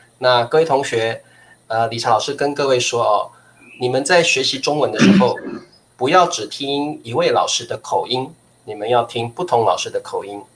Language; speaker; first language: Chinese; native; Chinese